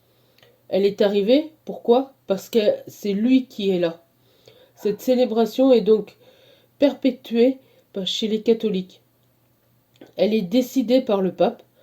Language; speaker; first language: French; native; French